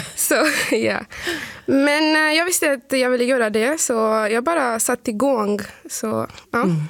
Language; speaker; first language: Swedish; non-native, fluent; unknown